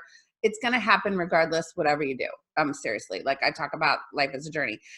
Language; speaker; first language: English; native; English